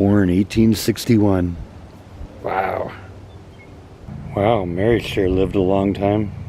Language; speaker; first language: English; native; English